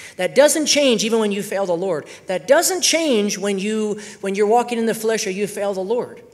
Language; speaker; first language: English; native; English